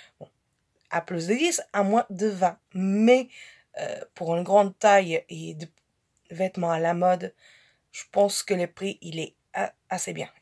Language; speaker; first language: French; non-native, fluent; Portuguese